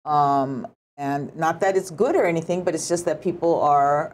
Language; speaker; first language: English; early bilingual, other home language; Japanese